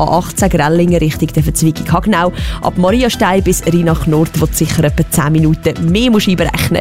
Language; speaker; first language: German; native; German